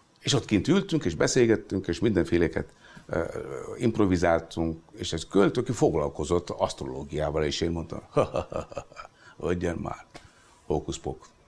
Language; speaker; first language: Hungarian; non-native, fluent; Hindi